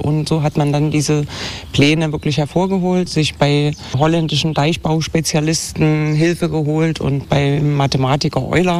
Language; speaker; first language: German; native; German